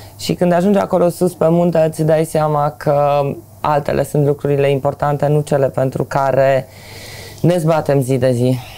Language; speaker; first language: Romanian; native; Romanian